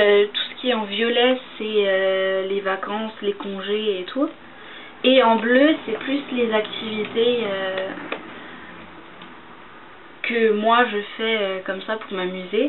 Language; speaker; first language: French; native; French